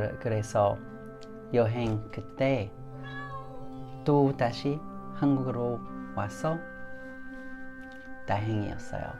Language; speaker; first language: Korean; non-native, learner; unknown